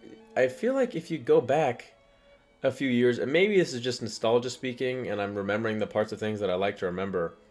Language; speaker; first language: English; native; English